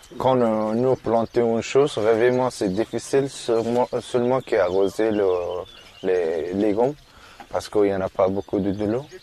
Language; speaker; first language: French; non-native, learner; Persian